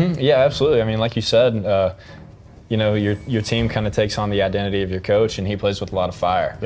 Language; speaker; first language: English; native; English